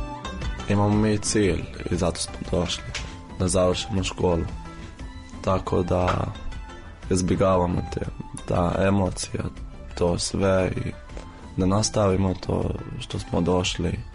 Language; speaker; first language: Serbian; non-native, fluent; Arabic